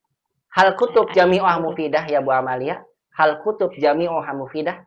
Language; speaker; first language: Arabic; non-native, fluent; Indonesian